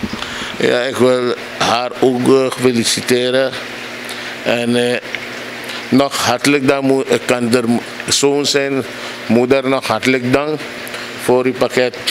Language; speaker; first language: Dutch; non-native, local second language; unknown